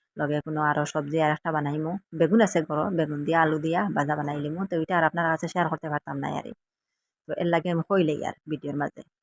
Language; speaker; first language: Bangla; native; Bangla